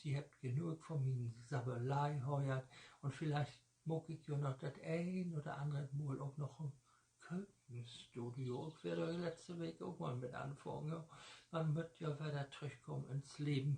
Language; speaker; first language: German; native; German